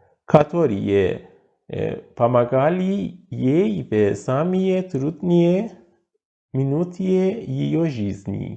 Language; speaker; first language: Russian; non-native, fluent; Persian